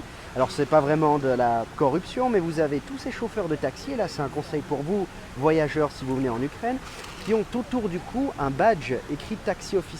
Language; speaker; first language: French; native; French